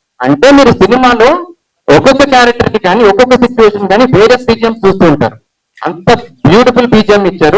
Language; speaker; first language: Telugu; early bilingual, heritage; Telugu